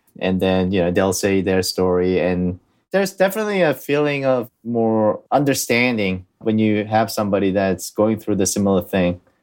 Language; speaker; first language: English; early bilingual, other home language; Korean